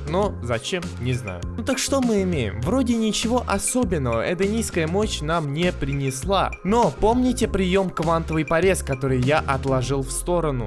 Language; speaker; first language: Russian; native; Russian